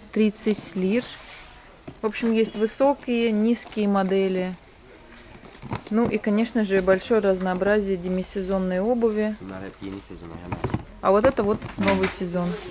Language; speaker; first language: Russian; native; Russian